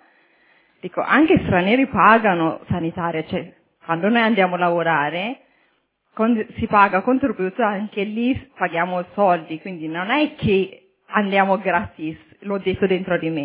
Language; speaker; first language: Italian; early bilingual, other home language; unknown